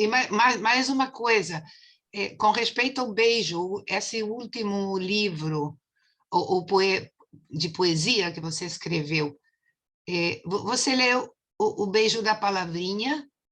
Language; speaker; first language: Portuguese; non-native, fluent; Spanish